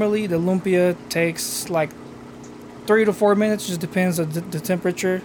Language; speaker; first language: English; non-native, local second language; Filipino